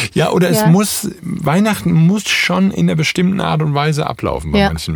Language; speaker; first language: German; native; German